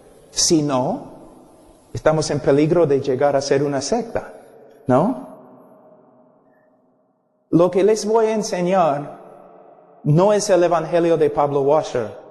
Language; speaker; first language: Spanish; non-native, fluent; English